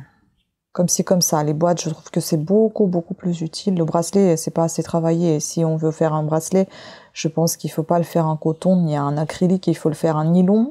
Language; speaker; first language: French; native; French